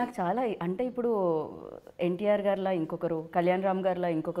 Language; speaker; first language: Telugu; native; Telugu